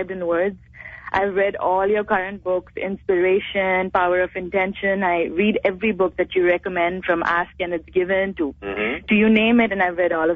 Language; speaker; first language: English; non-native, local second language; Hindi